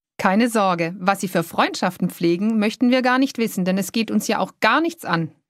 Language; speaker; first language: German; native; German